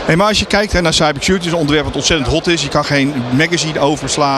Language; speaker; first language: Dutch; native; Dutch